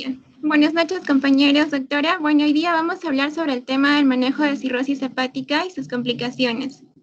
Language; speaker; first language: Spanish; native; Spanish